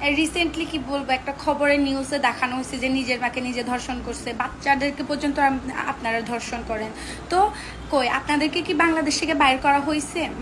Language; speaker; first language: Bangla; non-native, local second language; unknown